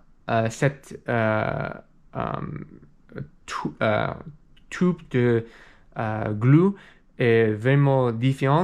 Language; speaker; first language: French; non-native, learner; English